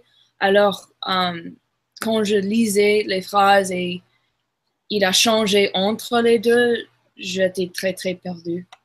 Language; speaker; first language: French; non-native, learner; English